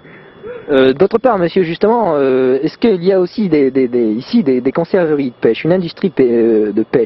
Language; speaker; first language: French; native; French